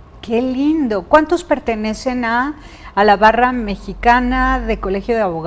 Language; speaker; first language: Spanish; native; Spanish